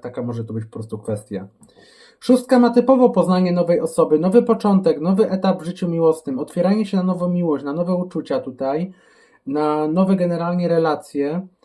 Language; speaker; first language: Polish; native; Polish